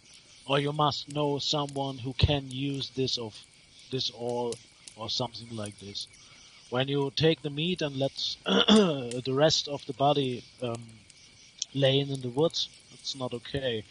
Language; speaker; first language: English; non-native, learner; German